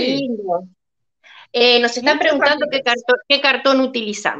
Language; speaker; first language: Spanish; native; Spanish